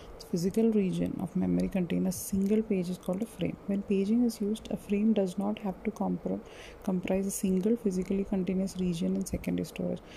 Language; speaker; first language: English; non-native, local second language; Malayalam